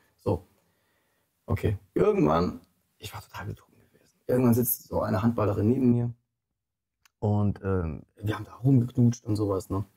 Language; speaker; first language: German; early bilingual, other home language; Polish